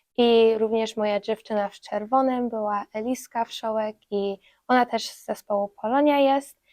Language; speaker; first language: Polish; early bilingual, heritage; Polish